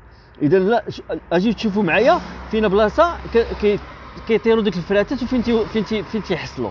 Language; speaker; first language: Arabic; native; Arabic